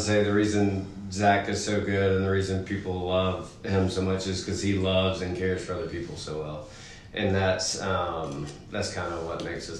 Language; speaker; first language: English; native; English